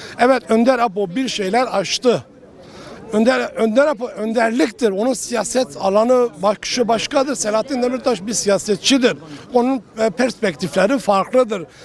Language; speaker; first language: Turkish; non-native, local second language; Kurdish